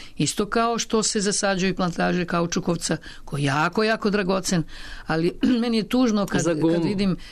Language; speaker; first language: Serbian; native; Serbian